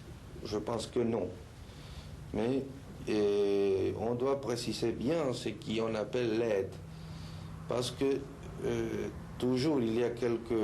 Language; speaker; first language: French; non-native, fluent; Spanish